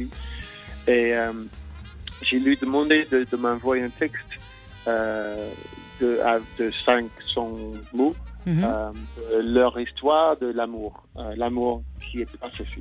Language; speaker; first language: French; non-native, fluent; English